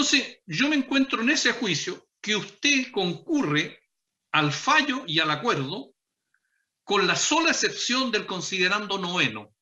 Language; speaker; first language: Spanish; native; Spanish